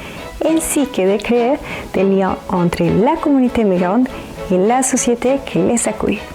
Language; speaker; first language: French; native; French